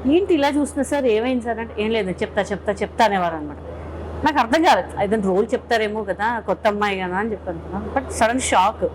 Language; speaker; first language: Telugu; non-native, local second language; Hindi